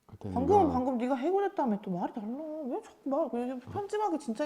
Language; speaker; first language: Korean; native; Korean